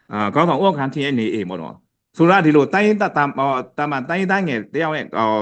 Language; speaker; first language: Burmese; non-native, local second language; Pa'o Karen